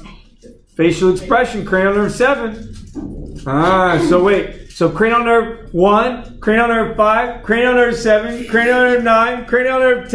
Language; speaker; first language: English; native; English